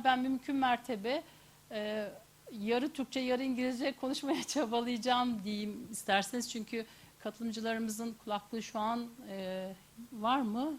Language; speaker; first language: Turkish; native; Turkish